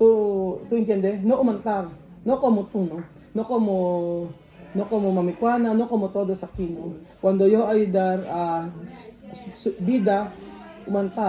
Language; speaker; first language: Spanish; non-native, learner; Filipino